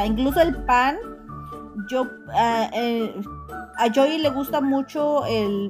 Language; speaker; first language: Spanish; native; Spanish